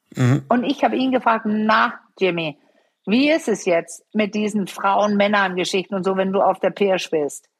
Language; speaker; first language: German; non-native, fluent; Danish